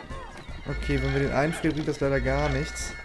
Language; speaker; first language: German; native; German